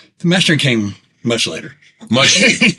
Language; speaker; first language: English; native; English